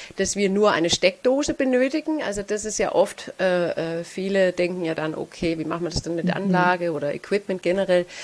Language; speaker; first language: German; non-native, fluent; Danish